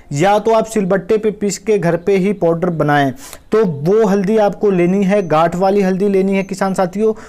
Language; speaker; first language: Hindi; native; Hindi